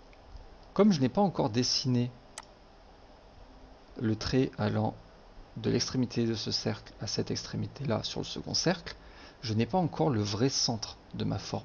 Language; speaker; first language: French; native; French